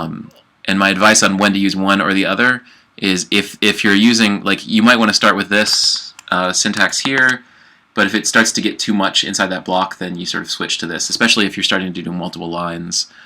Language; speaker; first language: English; native; English